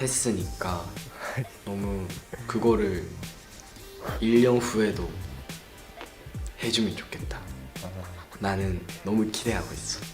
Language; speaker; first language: Korean; non-native, learner; Japanese